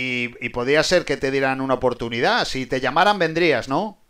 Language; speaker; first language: Spanish; native; Spanish